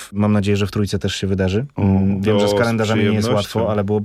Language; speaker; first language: Polish; native; Polish